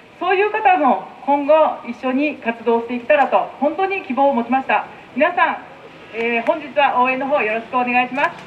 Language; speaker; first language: Japanese; native; Japanese